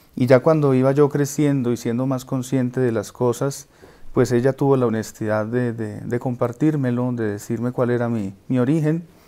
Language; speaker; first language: Spanish; native; Spanish